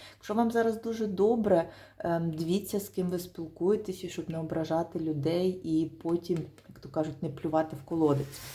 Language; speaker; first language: Ukrainian; non-native, local second language; Russian